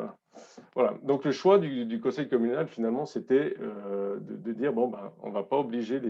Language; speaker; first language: French; native; French